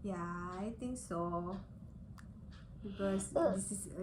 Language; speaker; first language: English; non-native, learner; Indonesian